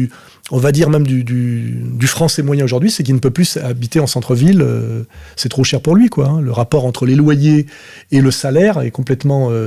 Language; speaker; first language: French; native; French